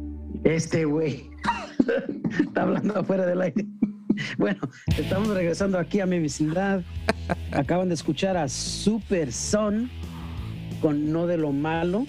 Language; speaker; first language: Spanish; early bilingual, heritage; Spanish